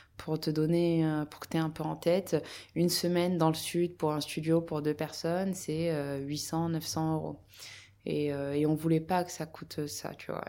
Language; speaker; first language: French; native; French